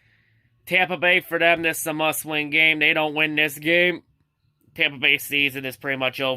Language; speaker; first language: English; native; English